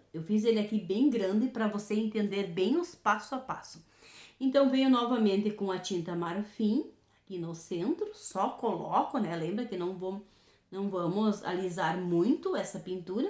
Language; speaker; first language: Portuguese; native; Portuguese